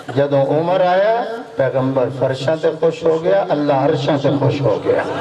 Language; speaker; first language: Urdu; non-native, local second language; Punjabi